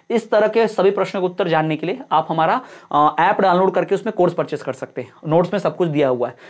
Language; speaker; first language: Hindi; native; Hindi